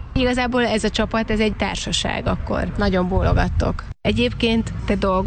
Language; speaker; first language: Hungarian; native; Hungarian